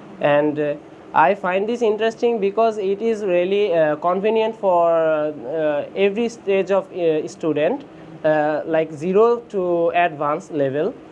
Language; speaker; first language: English; non-native, learner; Bangla